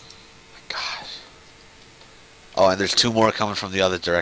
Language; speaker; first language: English; native; English